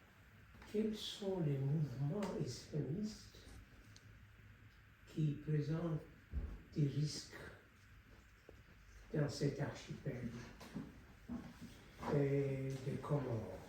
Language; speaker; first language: French; non-native, local second language; Comorian